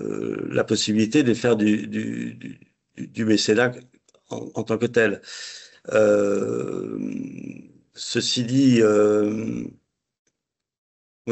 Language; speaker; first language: French; native; French